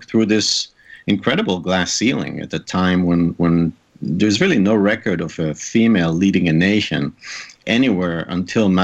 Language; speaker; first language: English; non-native, fluent; Hebrew